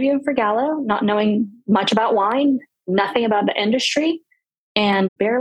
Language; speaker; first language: English; non-native, fluent; Spanish